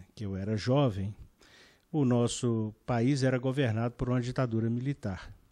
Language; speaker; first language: Portuguese; native; Portuguese